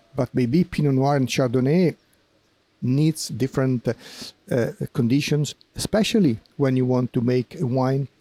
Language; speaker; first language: English; non-native, fluent; Italian